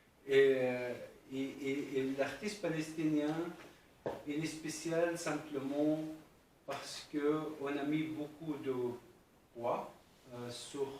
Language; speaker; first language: French; non-native, fluent; Arabic